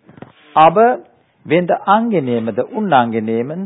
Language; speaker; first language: German; non-native, fluent; Sinhala